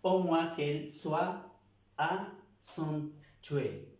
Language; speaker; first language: French; non-native, fluent; Spanish